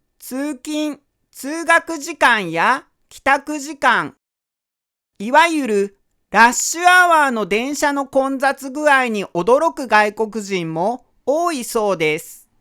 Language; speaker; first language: Japanese; native; Japanese